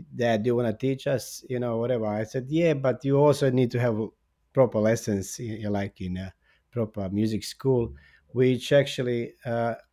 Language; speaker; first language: English; non-native, fluent; Bosnian